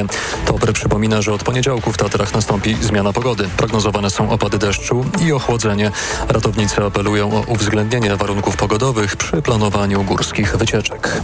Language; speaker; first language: Polish; native; Polish